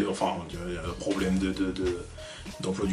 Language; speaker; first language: French; native; French